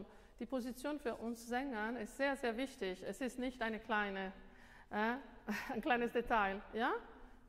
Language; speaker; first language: German; non-native, fluent; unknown